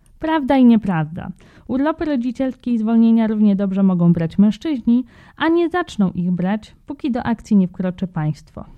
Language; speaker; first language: Polish; native; Polish